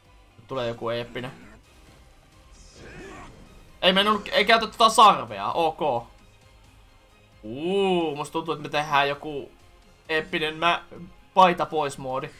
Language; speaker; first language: Finnish; native; Finnish